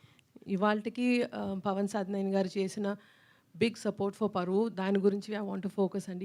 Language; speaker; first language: Telugu; native; Telugu